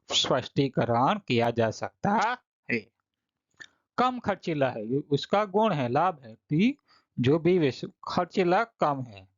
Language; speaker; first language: Hindi; non-native, local second language; Gujarati